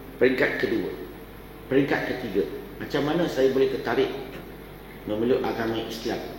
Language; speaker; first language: Malay; non-native, local second language; Chinese